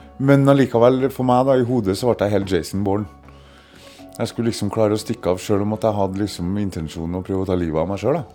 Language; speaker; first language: Norwegian; native; Norwegian